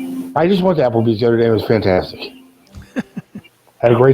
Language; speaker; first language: English; native; English